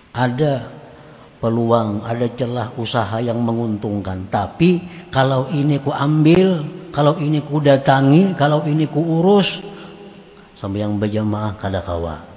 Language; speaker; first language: Indonesian; native; Indonesian